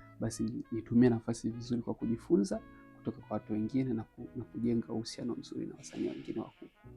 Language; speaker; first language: Swahili; native; Swahili